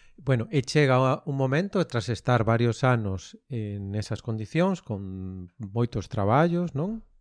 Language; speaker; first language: Galician; non-native, local second language; Spanish